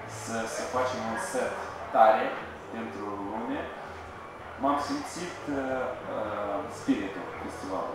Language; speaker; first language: Romanian; non-native, local second language; Russian